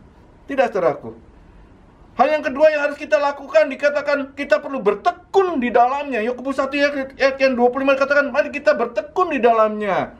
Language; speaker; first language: Indonesian; native; Indonesian